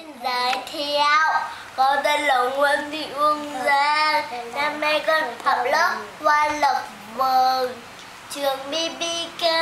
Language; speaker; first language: Vietnamese; native; Vietnamese